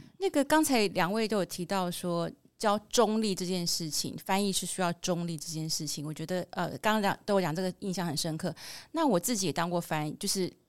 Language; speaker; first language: Chinese; native; Chinese